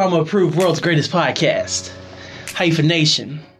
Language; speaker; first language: English; native; English